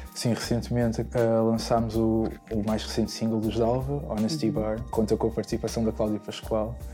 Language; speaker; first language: Portuguese; native; Portuguese